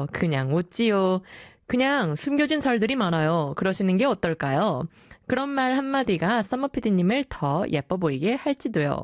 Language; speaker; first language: Korean; early bilingual, heritage; Korean